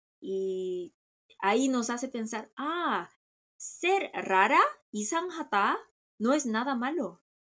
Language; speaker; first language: Spanish; non-native, fluent; Korean